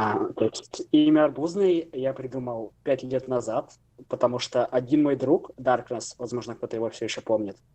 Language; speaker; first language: Russian; native; Russian